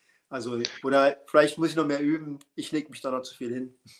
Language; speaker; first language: German; native; German